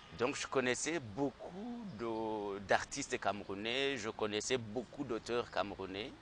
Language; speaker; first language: French; non-native, local second language; Rundi